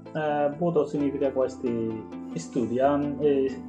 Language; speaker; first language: Italian; non-native, learner; Bangla